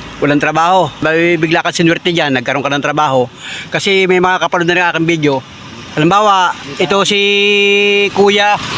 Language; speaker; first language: Filipino; native; Filipino